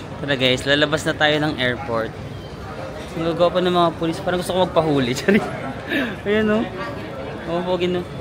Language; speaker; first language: Filipino; non-native, local second language; Waray